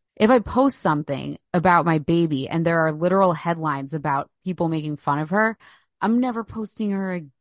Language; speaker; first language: English; native; English